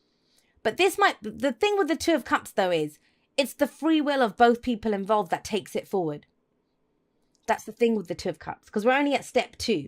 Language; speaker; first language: English; native; English